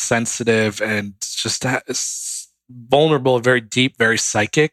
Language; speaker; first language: English; native; English